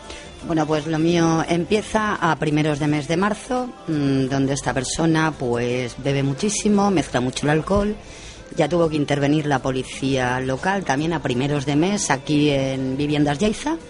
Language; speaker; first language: Spanish; native; Spanish